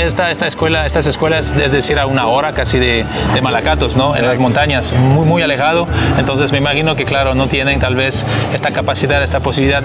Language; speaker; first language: Spanish; non-native, fluent; English